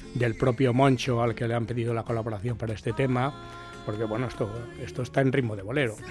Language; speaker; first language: Spanish; native; Spanish